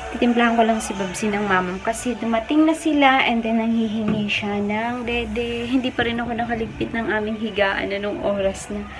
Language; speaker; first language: Filipino; native; Filipino